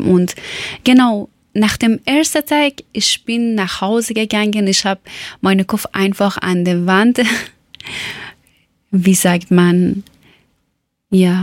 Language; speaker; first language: German; non-native, learner; Persian